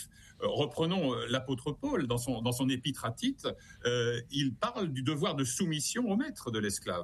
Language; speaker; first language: French; native; French